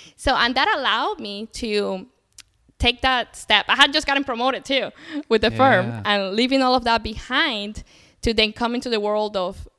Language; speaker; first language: English; native; English